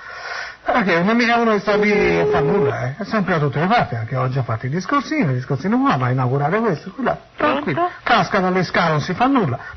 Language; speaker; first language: Italian; native; Italian